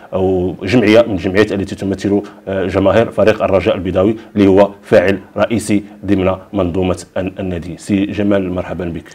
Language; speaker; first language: Arabic; native; Arabic